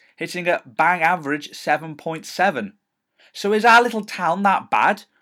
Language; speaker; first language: English; native; English